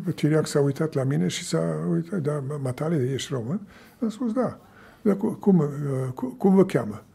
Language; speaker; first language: Romanian; early bilingual, heritage; Romanian